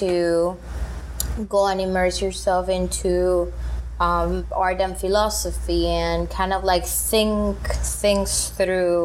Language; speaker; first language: English; non-native, fluent; Spanish